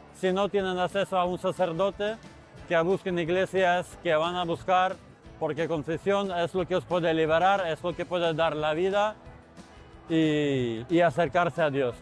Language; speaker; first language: Spanish; non-native, fluent; Ukrainian